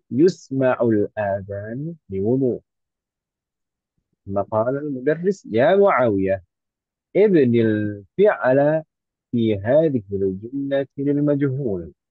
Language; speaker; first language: Arabic; non-native, fluent; Indonesian